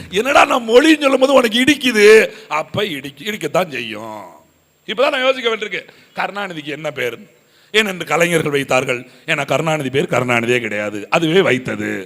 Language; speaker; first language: Tamil; native; Tamil